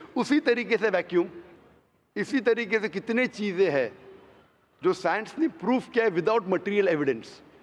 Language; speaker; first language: Hindi; non-native, local second language; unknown